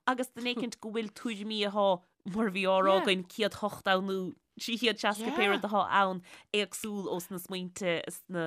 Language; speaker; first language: Irish; native; Irish